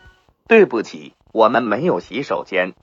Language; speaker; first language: Chinese; non-native, learner; English